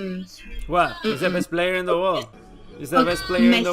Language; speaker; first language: English; non-native, learner; Spanish